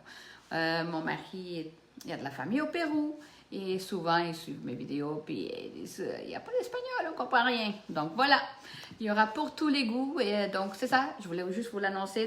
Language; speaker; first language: French; early bilingual, other home language; Portuguese